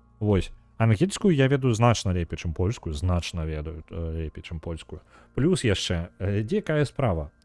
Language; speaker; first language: Belarusian; non-native, local second language; Russian